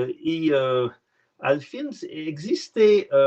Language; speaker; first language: Spanish; non-native, learner; French